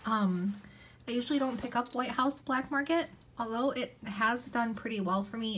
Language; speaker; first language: English; native; English